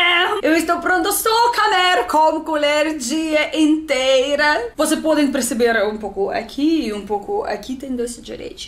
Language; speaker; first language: Portuguese; non-native, learner; Russian